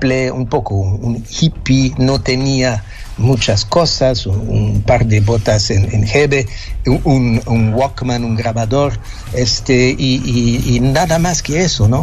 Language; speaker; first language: Spanish; non-native, fluent; French